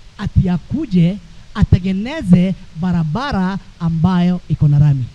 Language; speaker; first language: Swahili; non-native, local second language; Kikuyu